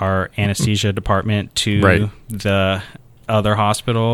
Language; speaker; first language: English; native; English